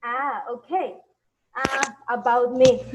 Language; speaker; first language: English; non-native, learner; Spanish